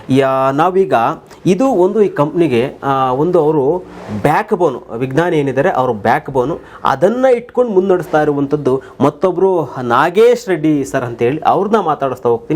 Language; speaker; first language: Kannada; native; Kannada